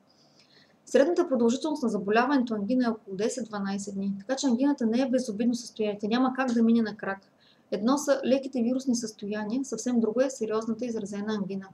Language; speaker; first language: Bulgarian; native; Bulgarian